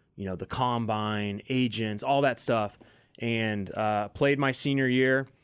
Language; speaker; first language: English; native; English